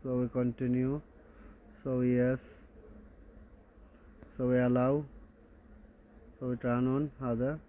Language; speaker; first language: Arabic; non-native, learner; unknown